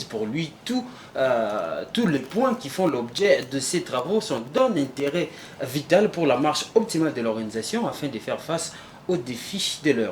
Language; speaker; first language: French; native; French